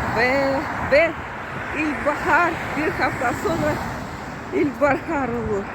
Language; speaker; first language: Turkish; non-native, learner; Russian